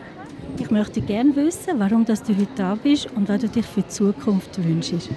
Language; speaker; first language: German; native; German